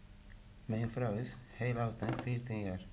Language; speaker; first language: Dutch; non-native, learner; Turkish